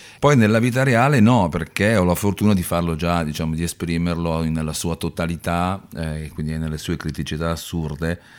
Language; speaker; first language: Italian; native; Italian